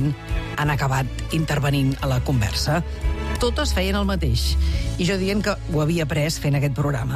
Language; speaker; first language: Catalan; native; Catalan